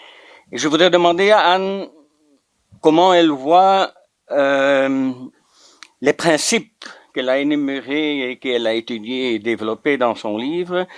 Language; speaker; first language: French; non-native, local second language; Dutch